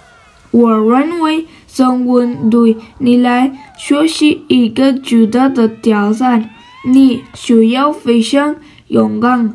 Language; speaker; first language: Chinese; non-native, learner; Spanish